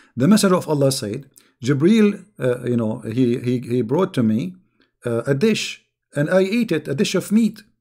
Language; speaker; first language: English; non-native, fluent; Arabic